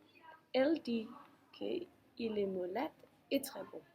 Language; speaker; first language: French; non-native, learner; Danish